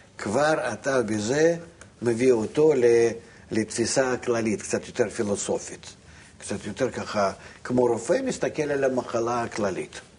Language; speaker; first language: Hebrew; non-native, fluent; Russian